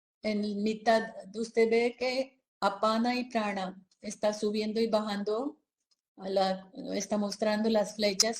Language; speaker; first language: Spanish; non-native, fluent; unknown